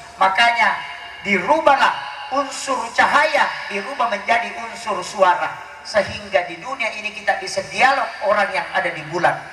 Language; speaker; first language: Indonesian; non-native, local second language; Buginese